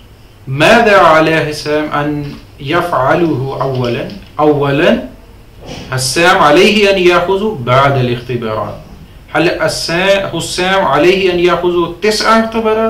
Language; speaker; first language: Arabic; non-native, fluent; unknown